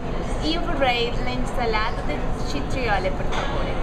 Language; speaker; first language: Italian; non-native, learner; English